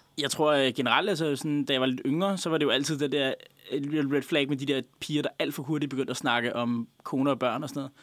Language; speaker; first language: Danish; native; Danish